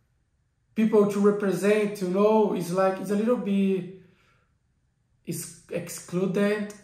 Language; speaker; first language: English; non-native, learner; Portuguese